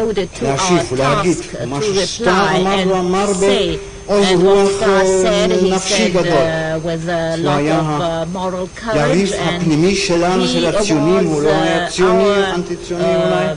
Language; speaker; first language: Hebrew; non-native, fluent; German